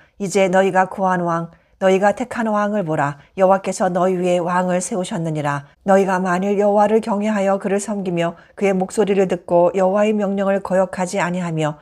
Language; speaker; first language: Korean; native; Korean